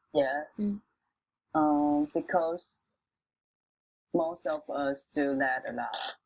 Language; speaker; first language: English; non-native, local second language; Chinese